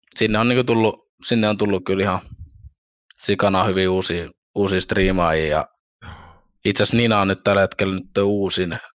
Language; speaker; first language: Finnish; early bilingual, other home language; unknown